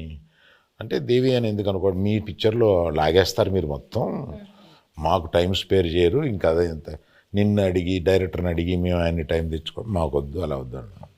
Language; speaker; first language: Telugu; native; Telugu